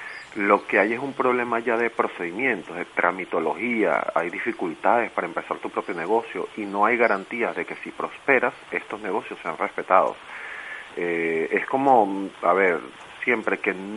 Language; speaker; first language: Spanish; native; Spanish